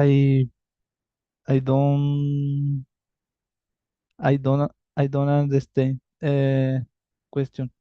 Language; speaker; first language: English; non-native, learner; Spanish